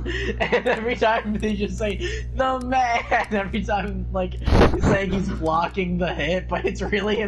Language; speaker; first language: English; native; English